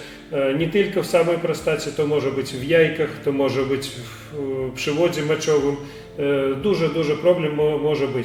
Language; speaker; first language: Polish; non-native, learner; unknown